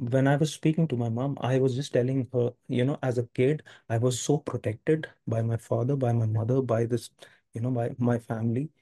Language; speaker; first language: English; non-native, local second language; Hindi